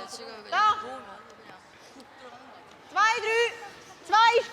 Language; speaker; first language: German; native; German